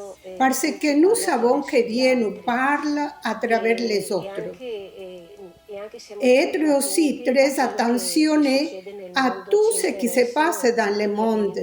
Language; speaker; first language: French; non-native, fluent; Italian